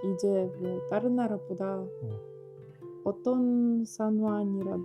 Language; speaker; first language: Korean; non-native, fluent; Ukrainian